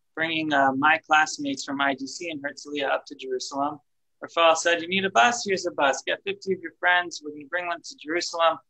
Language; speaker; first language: English; native; English